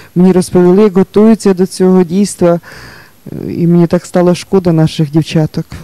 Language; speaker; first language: Ukrainian; native; Ukrainian